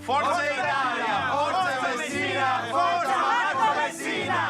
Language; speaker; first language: Italian; early bilingual, heritage; English